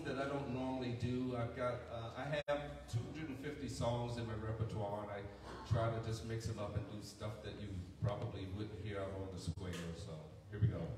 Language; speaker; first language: English; native; English